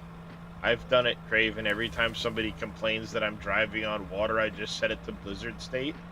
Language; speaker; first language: English; native; English